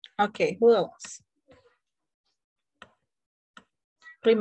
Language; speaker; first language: English; non-native, learner; Spanish